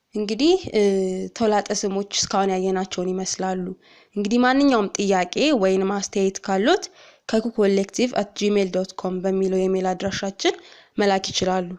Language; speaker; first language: Amharic; non-native, local second language; Oromo